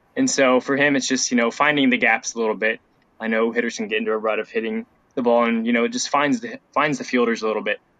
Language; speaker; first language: English; native; English